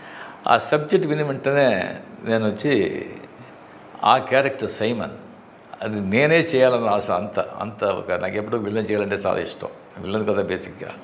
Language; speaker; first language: Telugu; non-native, local second language; Marathi